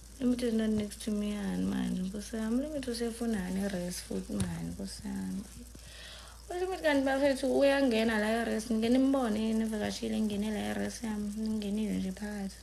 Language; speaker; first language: Zulu; non-native, local second language; Southern Sotho